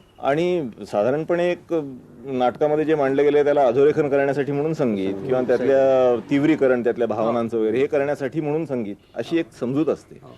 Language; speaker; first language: Marathi; non-native, local second language; Konkani